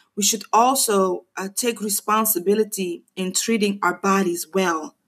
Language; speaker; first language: English; non-native, fluent; Papiamento